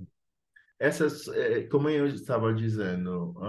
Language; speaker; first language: Portuguese; non-native, fluent; English